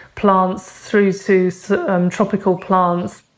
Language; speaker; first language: English; native; English